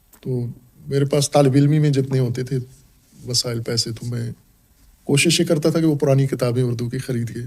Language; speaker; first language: Urdu; native; Urdu